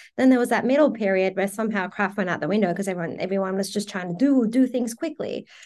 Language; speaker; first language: English; early bilingual, other home language; Persian